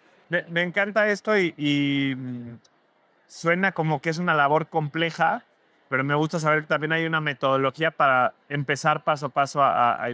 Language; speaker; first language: Spanish; native; Spanish